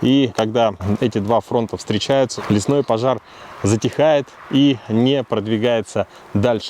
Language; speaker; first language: Russian; native; Russian